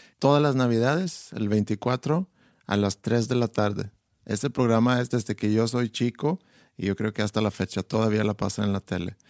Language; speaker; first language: Spanish; non-native, fluent; Swedish